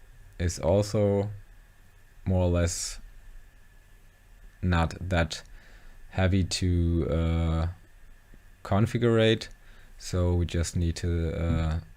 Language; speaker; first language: English; non-native, fluent; German